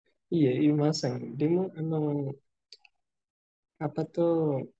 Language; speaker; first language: Japanese; non-native, learner; Javanese